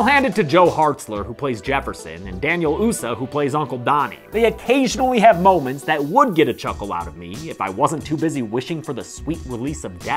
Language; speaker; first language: English; native; English